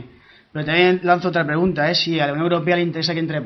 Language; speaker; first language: Spanish; native; Spanish